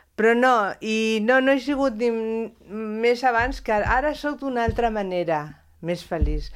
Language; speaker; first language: Catalan; non-native, local second language; Spanish